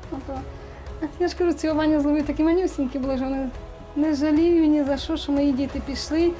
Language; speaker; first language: Ukrainian; native; Ukrainian